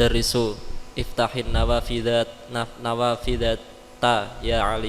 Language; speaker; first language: Arabic; non-native, learner; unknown